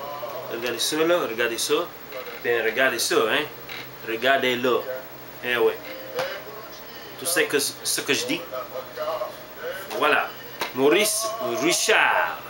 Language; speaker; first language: French; non-native, learner; English